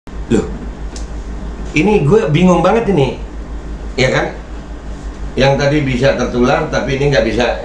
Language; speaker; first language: Indonesian; native; Indonesian